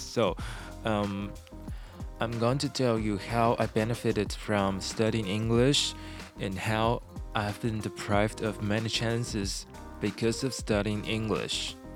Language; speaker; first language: English; non-native, fluent; Chinese